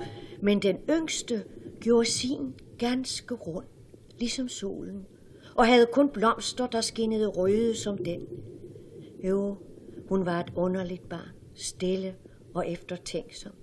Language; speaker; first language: Danish; native; Danish